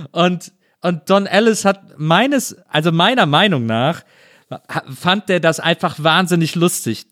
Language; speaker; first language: German; native; German